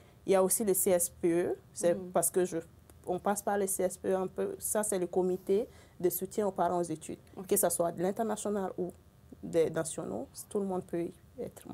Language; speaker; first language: French; non-native, local second language; Bambara